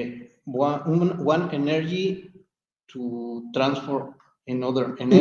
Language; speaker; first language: English; non-native, learner; Spanish